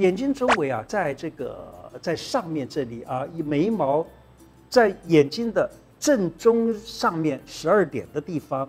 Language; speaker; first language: Chinese; native; Chinese